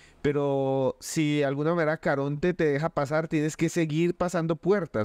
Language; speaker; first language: Spanish; native; Spanish